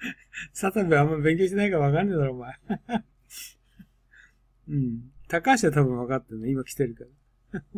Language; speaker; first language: Japanese; native; Japanese